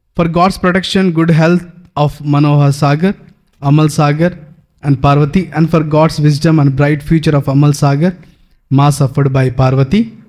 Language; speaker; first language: English; non-native, local second language; Telugu